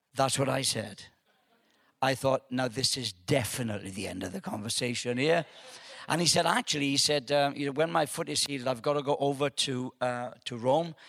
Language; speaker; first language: English; native; English